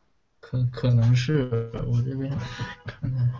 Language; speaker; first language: Chinese; native; Chinese